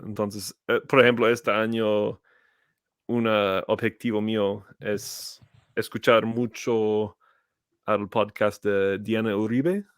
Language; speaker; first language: Spanish; non-native, fluent; English